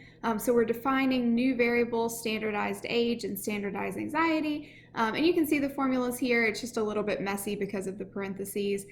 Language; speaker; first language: English; native; English